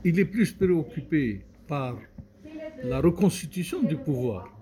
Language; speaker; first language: French; non-native, local second language; Arabic